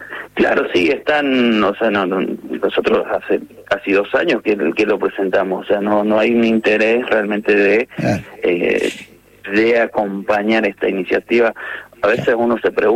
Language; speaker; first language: Spanish; native; Spanish